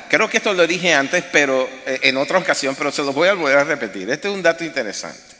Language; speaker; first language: Spanish; native; Spanish